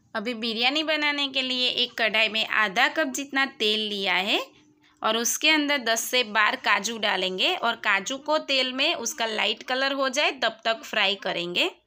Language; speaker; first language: Hindi; non-native, local second language; Gujarati